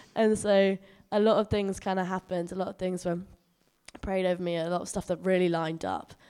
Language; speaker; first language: English; native; English